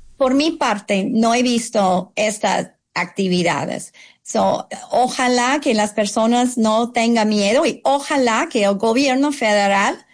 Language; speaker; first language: Spanish; non-native, fluent; English